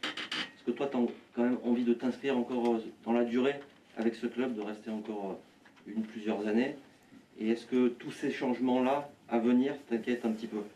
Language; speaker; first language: French; native; French